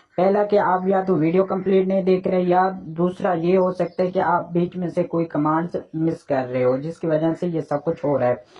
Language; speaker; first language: Urdu; non-native, local second language; Punjabi